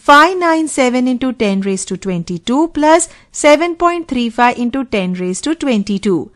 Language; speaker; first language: English; non-native, local second language; Gujarati